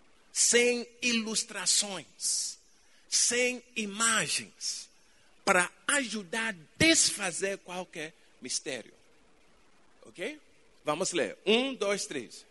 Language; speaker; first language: Portuguese; non-native, fluent; English